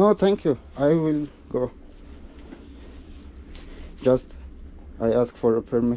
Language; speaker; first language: English; non-native, learner; Armenian